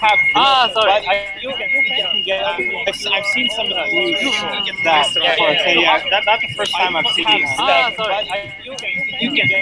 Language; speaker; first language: English; non-native, learner; Japanese